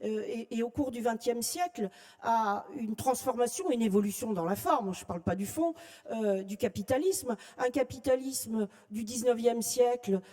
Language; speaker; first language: French; native; French